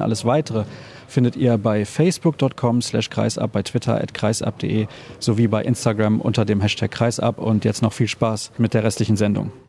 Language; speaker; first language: German; native; German